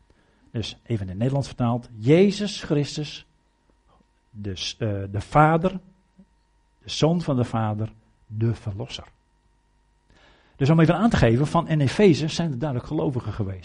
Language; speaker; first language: Dutch; native; Dutch